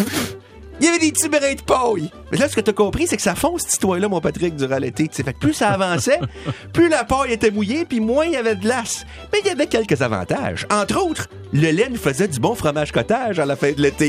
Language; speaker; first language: French; native; French